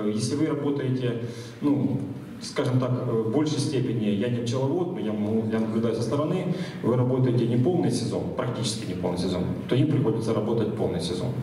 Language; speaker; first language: Russian; native; Russian